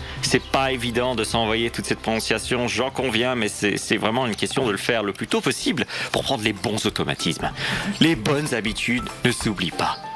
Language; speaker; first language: French; native; French